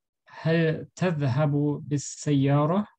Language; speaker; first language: Arabic; non-native, learner; German